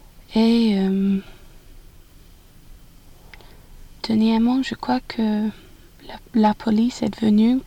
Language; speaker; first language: French; non-native, learner; English